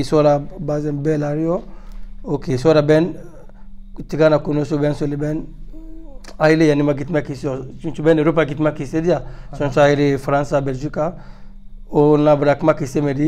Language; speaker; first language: Turkish; non-native, learner; French